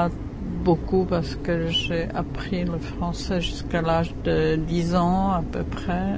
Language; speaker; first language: French; non-native, fluent; Czech